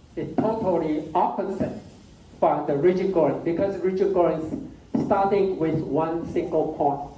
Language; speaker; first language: English; non-native, fluent; Chinese